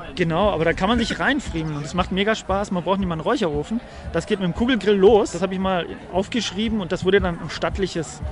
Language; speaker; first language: German; native; German